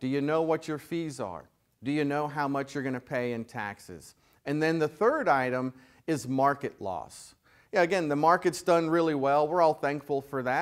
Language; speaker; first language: English; native; English